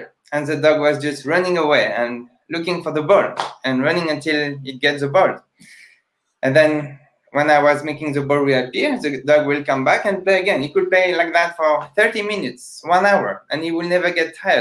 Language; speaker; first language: English; non-native, fluent; French